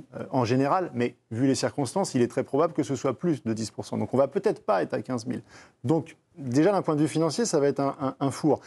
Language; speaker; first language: French; native; French